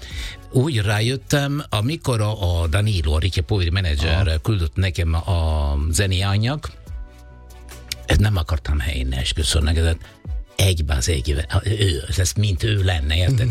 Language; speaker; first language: Hungarian; non-native, fluent; Italian